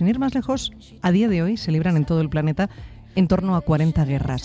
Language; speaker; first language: Spanish; native; Spanish